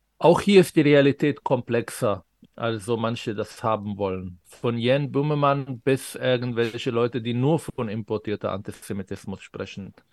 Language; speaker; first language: German; non-native, fluent; Arabic